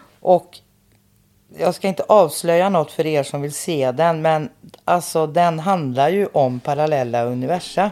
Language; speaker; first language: Swedish; native; Swedish